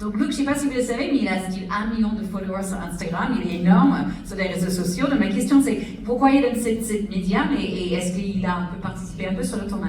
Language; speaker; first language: French; native; French